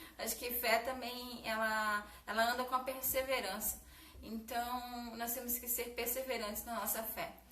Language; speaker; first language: Portuguese; native; Portuguese